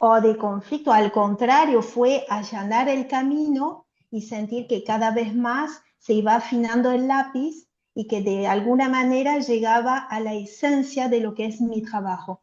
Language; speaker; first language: Spanish; non-native, fluent; French